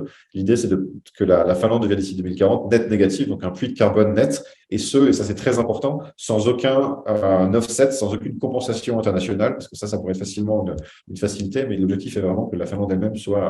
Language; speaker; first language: French; native; French